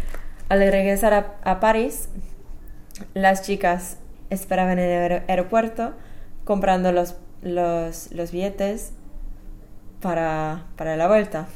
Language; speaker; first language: Spanish; non-native, fluent; English